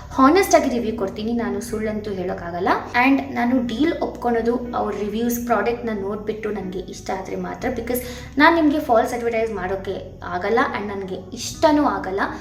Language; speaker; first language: Kannada; non-native, local second language; Telugu